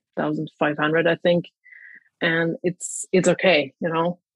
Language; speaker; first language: English; non-native, fluent; German